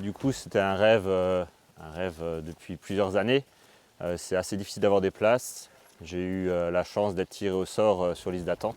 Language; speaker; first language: French; native; French